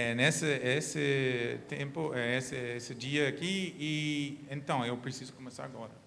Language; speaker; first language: Portuguese; non-native, learner; English